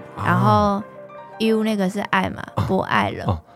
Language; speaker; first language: Chinese; non-native, fluent; Vietnamese